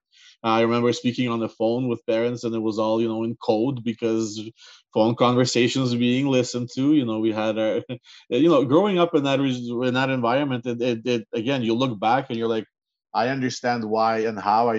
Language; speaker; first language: English; non-native, fluent; Ukrainian